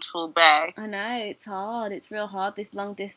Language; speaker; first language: English; native; English